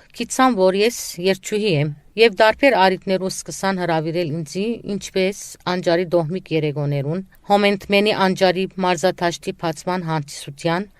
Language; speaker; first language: Armenian; early bilingual, heritage; Armenian